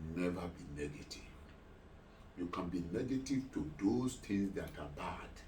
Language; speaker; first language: English; non-native, local second language; Yoruba